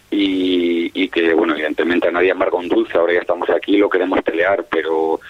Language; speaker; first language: Spanish; native; Spanish